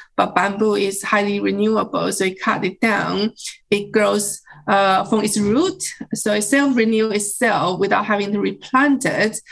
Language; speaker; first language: English; non-native, fluent; Chinese